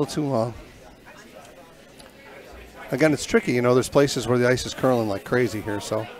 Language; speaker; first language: English; native; English